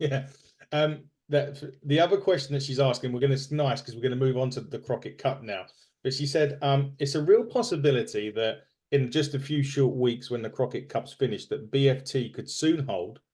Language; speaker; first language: English; native; English